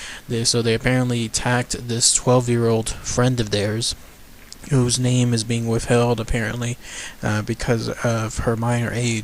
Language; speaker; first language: English; native; English